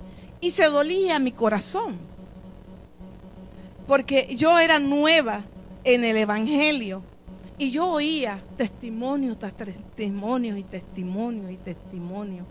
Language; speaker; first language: Spanish; native; Spanish